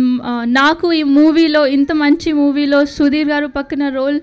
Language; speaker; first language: Telugu; non-native, learner; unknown